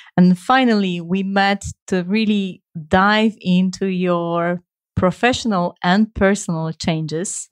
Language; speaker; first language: English; non-native, fluent; Polish